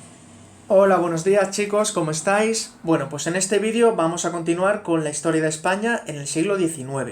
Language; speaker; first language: Spanish; native; Spanish